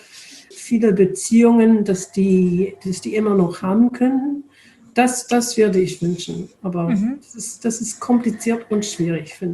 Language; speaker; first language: German; non-native, fluent; English